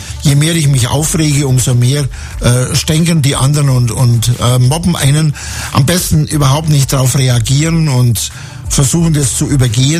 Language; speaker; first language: German; native; German